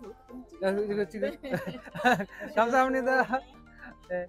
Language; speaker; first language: Korean; non-native, learner; Bangla